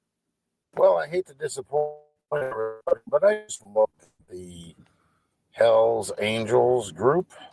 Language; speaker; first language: English; native; English